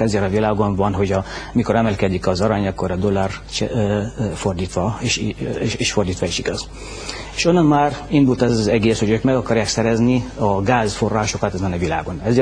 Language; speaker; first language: Hungarian; non-native, fluent; Arabic